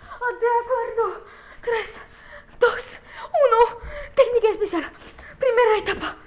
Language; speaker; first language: Spanish; non-native, learner; French